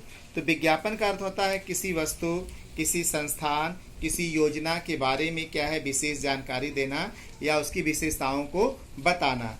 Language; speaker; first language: Hindi; native; Hindi